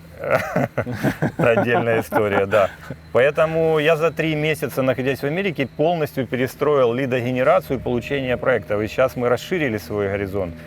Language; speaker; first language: Russian; native; Russian